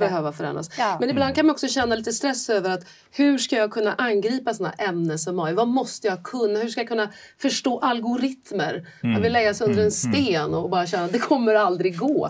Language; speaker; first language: Swedish; native; Swedish